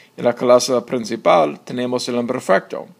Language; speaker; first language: Spanish; non-native, fluent; English